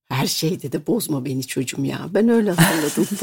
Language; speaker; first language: Turkish; native; Turkish